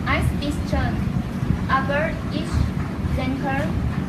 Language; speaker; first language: German; non-native, learner; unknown